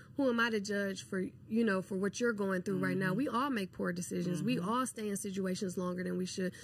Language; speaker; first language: English; native; English